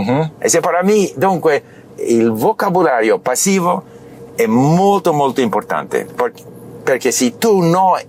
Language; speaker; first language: Italian; non-native, learner; English